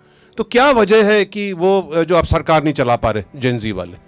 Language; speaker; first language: Hindi; native; Hindi